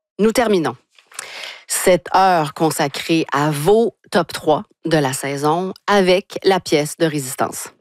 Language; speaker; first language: French; native; French